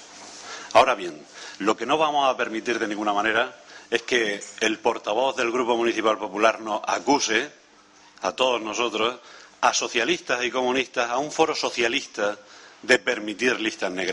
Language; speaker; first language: Spanish; native; Spanish